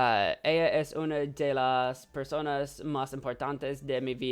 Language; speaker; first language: Spanish; non-native, learner; English